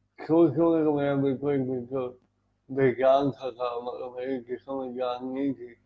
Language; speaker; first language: Urdu; non-native, local second language; Northern Hindko